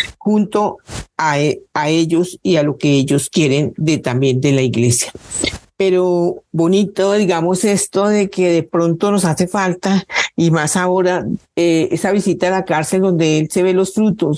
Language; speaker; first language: Spanish; native; Spanish